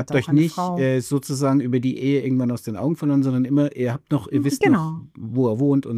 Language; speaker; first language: German; native; German